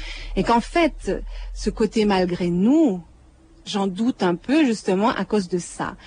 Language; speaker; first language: French; native; French